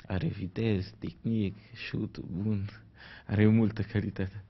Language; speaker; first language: Romanian; non-native, learner; French